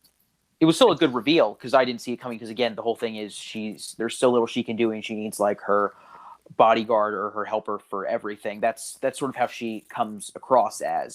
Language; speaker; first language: English; native; English